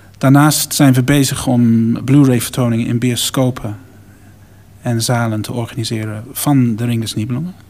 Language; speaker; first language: Dutch; non-native, fluent; English